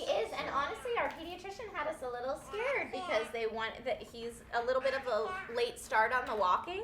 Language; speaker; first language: English; native; English